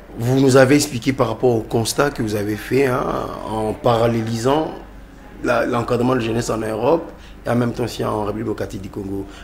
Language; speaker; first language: French; non-native, local second language; Lingala